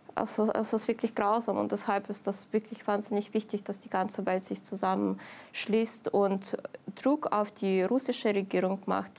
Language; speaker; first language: German; non-native, fluent; Ukrainian